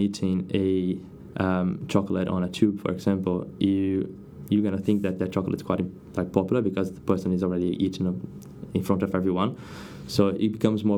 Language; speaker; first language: English; non-native, fluent; Portuguese